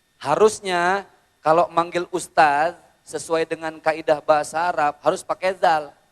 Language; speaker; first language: Indonesian; native; Indonesian